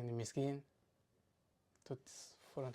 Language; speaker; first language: Dutch; non-native, learner; Kinyarwanda